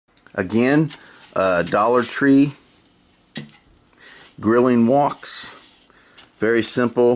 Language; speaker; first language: English; native; English